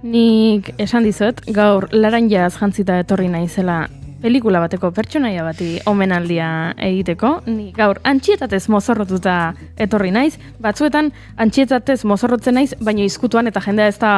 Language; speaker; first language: Basque; native; Basque